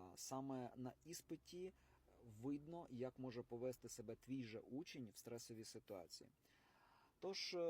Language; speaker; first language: Ukrainian; non-native, local second language; Russian